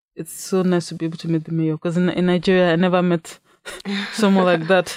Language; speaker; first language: English; non-native, local second language; Yoruba